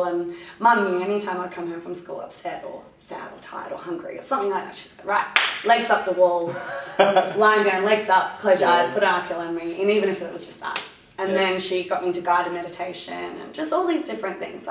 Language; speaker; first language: English; native; English